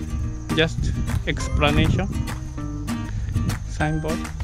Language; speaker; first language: English; non-native, learner; Japanese